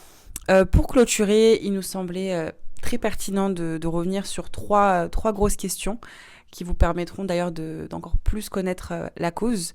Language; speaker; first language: French; native; French